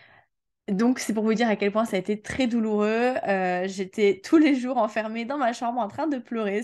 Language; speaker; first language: French; native; French